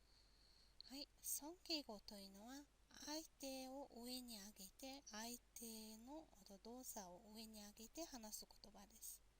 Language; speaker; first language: Japanese; non-native, fluent; Mongolian